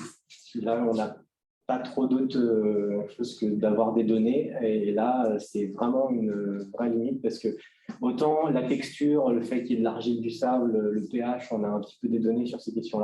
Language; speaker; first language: French; native; French